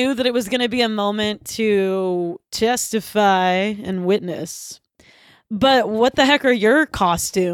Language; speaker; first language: English; native; English